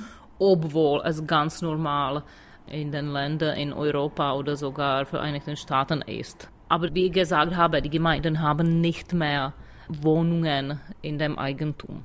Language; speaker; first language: German; non-native, fluent; Czech